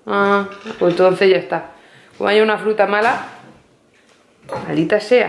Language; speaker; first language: Spanish; native; Spanish